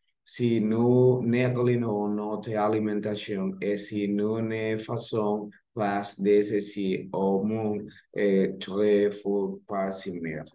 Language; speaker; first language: French; non-native, learner; Spanish